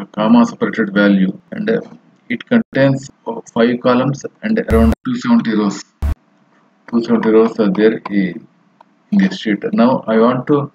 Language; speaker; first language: English; non-native, local second language; Telugu